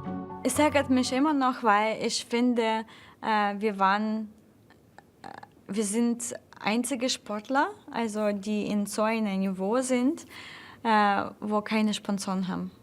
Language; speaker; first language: German; non-native, fluent; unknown